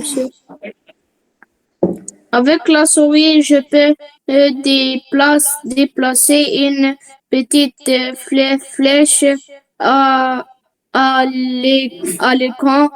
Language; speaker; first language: French; non-native, local second language; Arabic